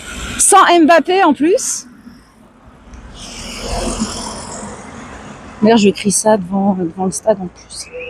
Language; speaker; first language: French; native; French